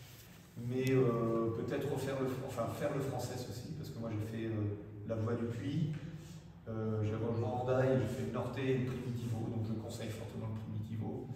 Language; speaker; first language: French; native; French